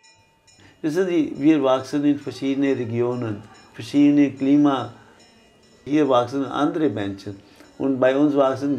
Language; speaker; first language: German; non-native, fluent; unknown